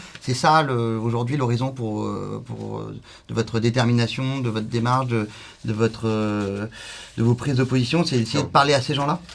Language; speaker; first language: French; native; French